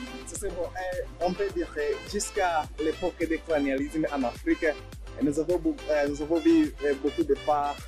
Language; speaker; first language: French; non-native, learner; Swahili